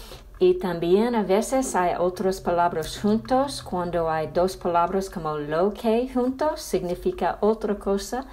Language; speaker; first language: Spanish; non-native, fluent; English